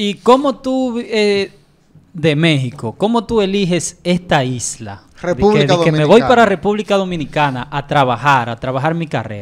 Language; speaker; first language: Spanish; native; Spanish